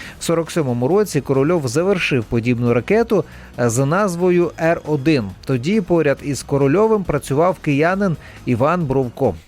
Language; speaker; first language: Ukrainian; native; Ukrainian